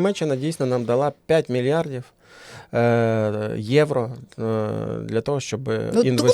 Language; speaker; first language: Ukrainian; native; Ukrainian